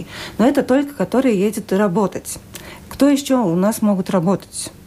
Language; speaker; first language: Russian; non-native, local second language; Latvian